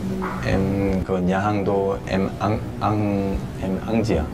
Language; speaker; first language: Vietnamese; non-native, learner; Korean